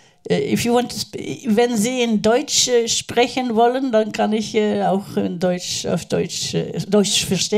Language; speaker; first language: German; non-native, learner; Norwegian